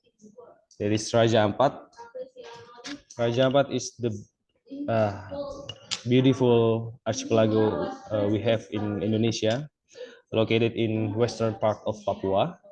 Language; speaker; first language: English; non-native, local second language; Indonesian